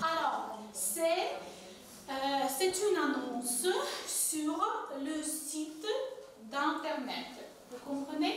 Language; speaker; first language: French; non-native, fluent; Ukrainian